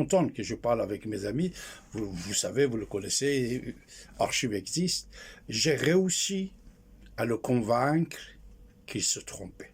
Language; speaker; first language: French; non-native, fluent; Persian